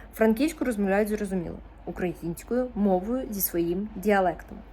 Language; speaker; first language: Ukrainian; non-native, local second language; Russian